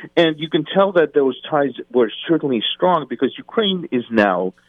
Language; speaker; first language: English; non-native, fluent; Russian